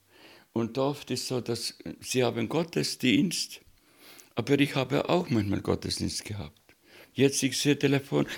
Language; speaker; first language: German; non-native, fluent; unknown